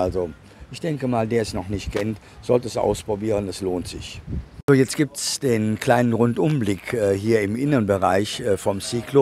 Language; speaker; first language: German; native; German